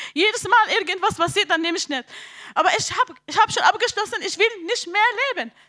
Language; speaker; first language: German; non-native, learner; Arabic